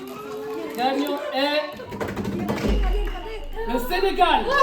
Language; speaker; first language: French; native; French